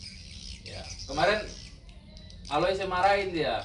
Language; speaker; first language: Indonesian; native; Indonesian